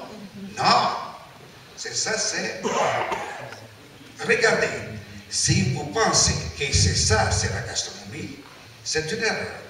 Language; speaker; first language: French; non-native, learner; Italian